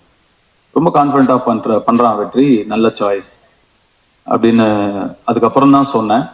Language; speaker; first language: Tamil; native; Tamil